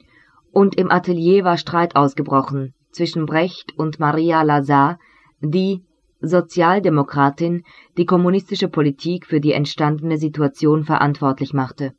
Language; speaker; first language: German; native; German